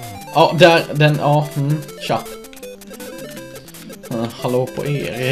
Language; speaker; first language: Swedish; native; Swedish